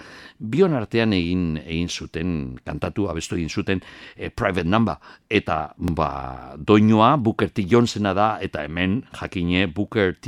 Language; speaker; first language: Basque; native; Basque